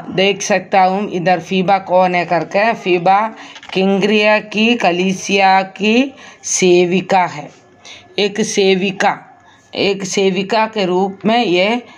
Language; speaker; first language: Hindi; non-native, local second language; Malayalam